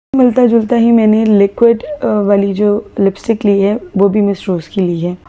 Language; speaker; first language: Urdu; native; Urdu